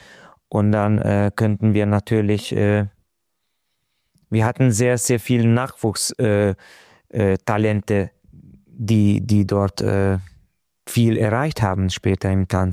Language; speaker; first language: German; non-native, local second language; Hungarian